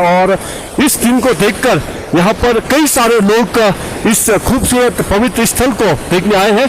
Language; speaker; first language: Hindi; native; Hindi